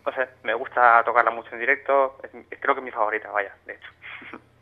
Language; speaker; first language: Spanish; native; Spanish